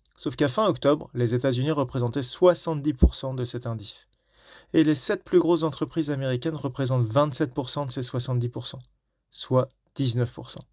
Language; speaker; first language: French; native; French